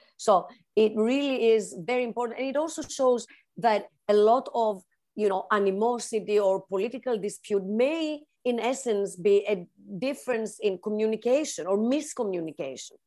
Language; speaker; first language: English; non-native, fluent; Greek